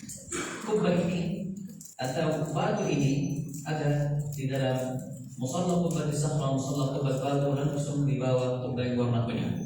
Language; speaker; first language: Indonesian; non-native, fluent; Arabic